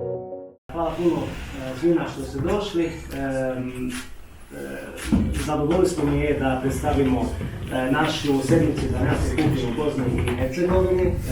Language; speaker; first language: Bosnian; non-native, learner; Italian